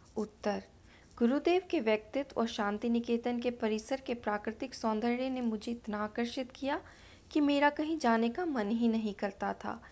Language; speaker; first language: Hindi; native; Hindi